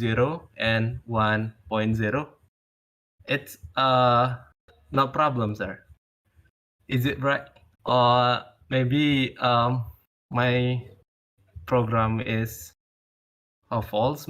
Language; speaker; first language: English; non-native, learner; Indonesian